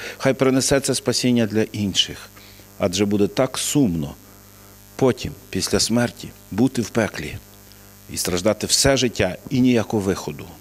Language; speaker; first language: Ukrainian; native; Ukrainian